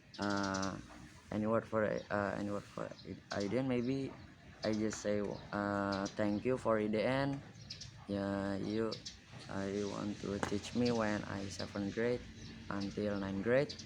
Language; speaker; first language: English; non-native, learner; Indonesian